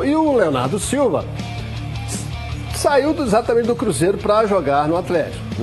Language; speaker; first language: Portuguese; native; Portuguese